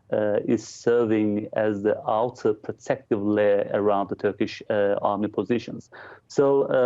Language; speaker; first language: English; non-native, fluent; Turkish